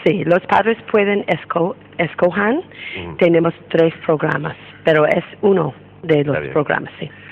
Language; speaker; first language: Spanish; non-native, fluent; English